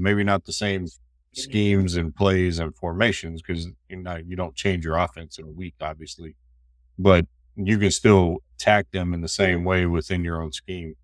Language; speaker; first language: English; native; English